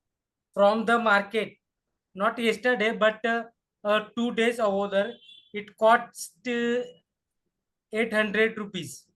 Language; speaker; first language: English; non-native, learner; Hindi